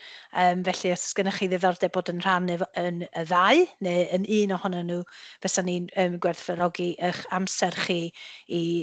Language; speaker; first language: Welsh; native; Welsh